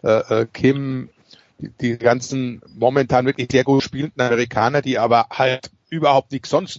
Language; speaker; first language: German; native; German